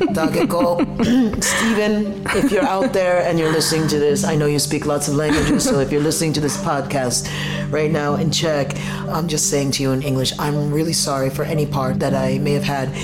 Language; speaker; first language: English; native; English